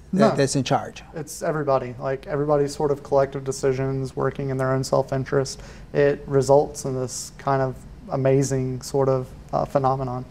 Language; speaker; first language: English; native; English